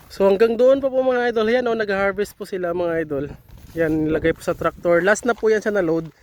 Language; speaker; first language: Filipino; native; Filipino